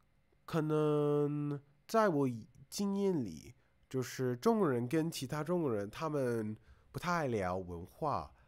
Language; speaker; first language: Chinese; non-native, fluent; English